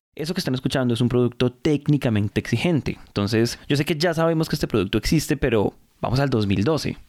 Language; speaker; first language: Spanish; native; Spanish